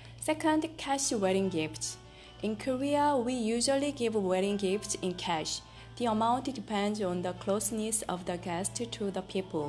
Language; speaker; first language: English; non-native, fluent; Korean